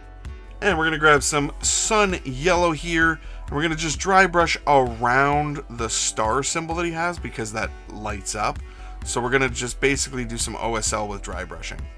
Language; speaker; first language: English; native; English